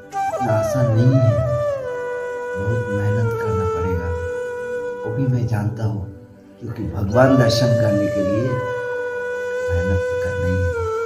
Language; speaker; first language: Hindi; non-native, local second language; Bangla